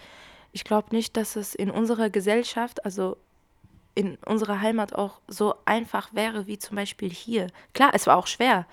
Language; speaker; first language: German; early bilingual, other home language; Kurdish